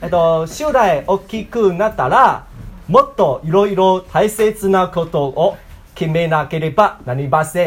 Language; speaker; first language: Japanese; non-native, learner; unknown